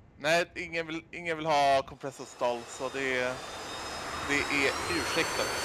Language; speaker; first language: Swedish; native; Swedish